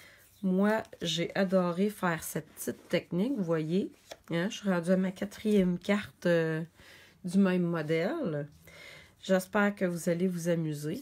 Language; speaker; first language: French; native; French